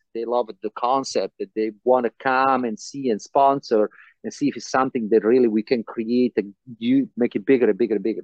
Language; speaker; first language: English; non-native, fluent; Italian